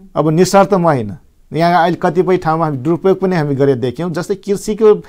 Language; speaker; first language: Nepali; non-native, local second language; Rana Tharu